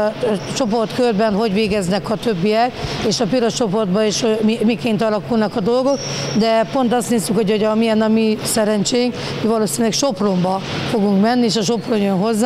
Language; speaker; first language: Hungarian; native; Hungarian